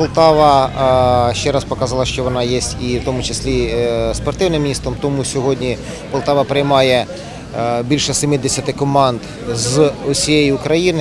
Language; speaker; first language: Ukrainian; native; Ukrainian